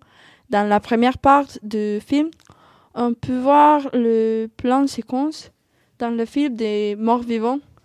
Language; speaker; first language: French; non-native, learner; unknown